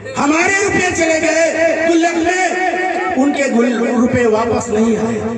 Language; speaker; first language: Hindi; native; Hindi